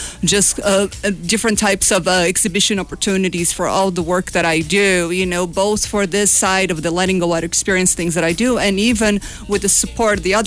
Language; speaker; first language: English; non-native, fluent; Portuguese